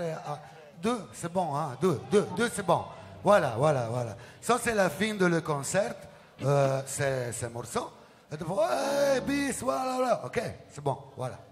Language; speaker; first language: French; non-native, learner; Italian